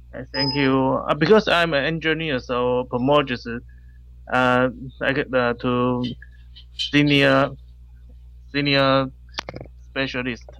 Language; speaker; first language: English; non-native, learner; Chinese